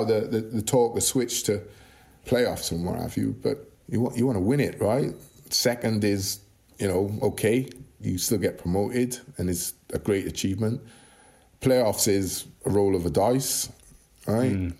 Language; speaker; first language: English; native; English